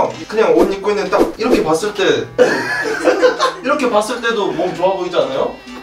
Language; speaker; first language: Korean; native; Korean